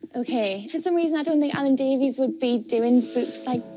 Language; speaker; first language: English; native; English